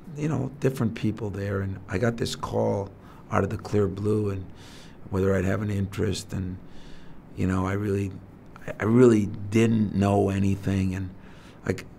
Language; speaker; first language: English; native; English